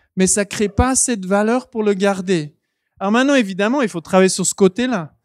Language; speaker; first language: French; native; French